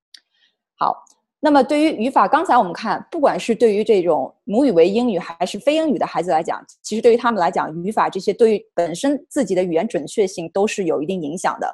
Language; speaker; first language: Chinese; native; Chinese